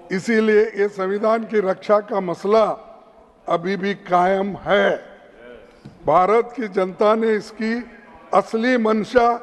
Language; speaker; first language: Hindi; non-native, local second language; Kannada